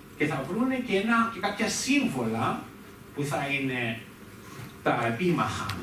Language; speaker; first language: Greek; native; Greek